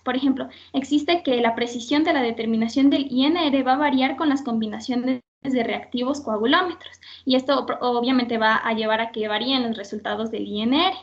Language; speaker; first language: Spanish; native; Spanish